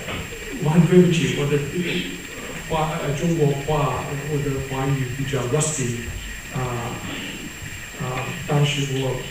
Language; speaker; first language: Chinese; non-native, fluent; English